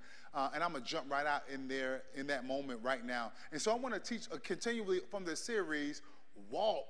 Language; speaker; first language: English; native; English